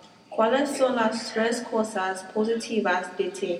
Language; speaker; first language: Spanish; non-native, learner; English